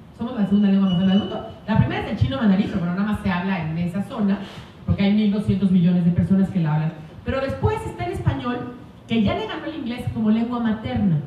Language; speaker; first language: Spanish; native; Spanish